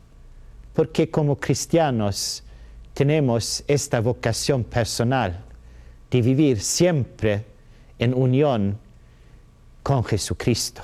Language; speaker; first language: Spanish; non-native, learner; Swedish